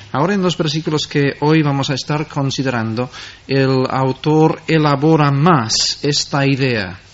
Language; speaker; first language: Spanish; non-native, fluent; English